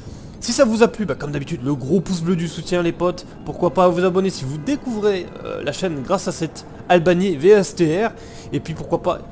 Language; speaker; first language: French; native; French